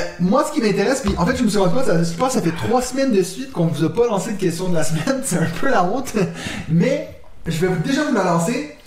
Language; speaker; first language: French; non-native, local second language; German